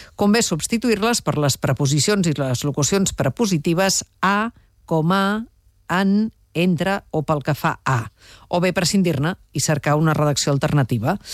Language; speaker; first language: Catalan; native; Catalan